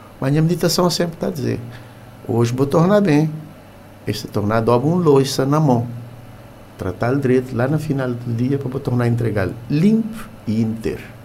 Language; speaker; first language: Portuguese; non-native, local second language; Kabuverdianu